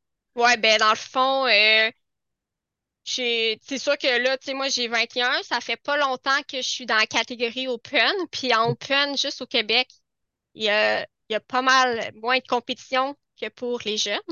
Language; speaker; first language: French; native; French